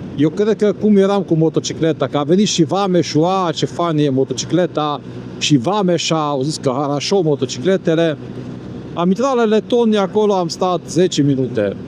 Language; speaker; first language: Romanian; non-native, local second language; Hungarian